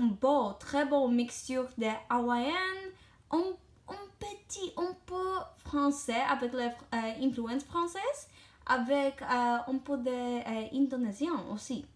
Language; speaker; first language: French; non-native, learner; English